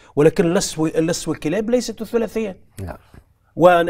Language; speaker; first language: Arabic; native; Arabic